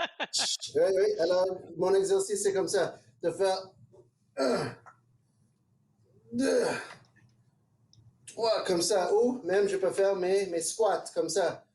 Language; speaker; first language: French; non-native, local second language; English